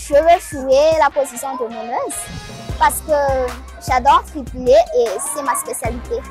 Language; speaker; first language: French; non-native, local second language; Malagasy